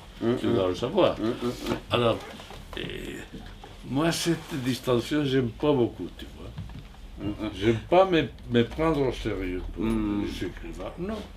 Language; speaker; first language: French; non-native, fluent; Spanish